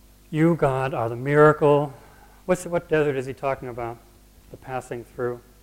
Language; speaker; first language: English; native; English